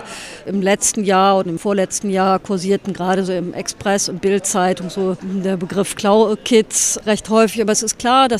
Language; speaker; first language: German; native; German